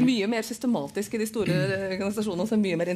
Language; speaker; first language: Norwegian; native; Norwegian